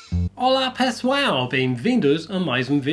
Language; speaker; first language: Portuguese; non-native, learner; English